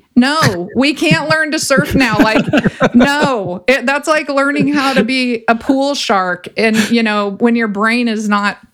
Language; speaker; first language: English; native; English